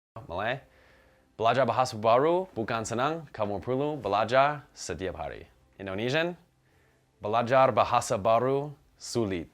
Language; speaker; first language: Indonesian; non-native, fluent; English